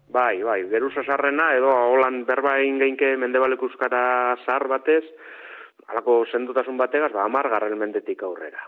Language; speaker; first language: Basque; native; Basque